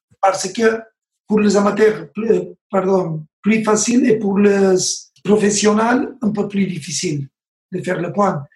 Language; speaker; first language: French; non-native, learner; Spanish